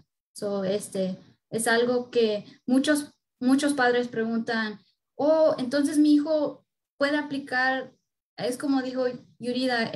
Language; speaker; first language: Spanish; early bilingual, heritage; Spanish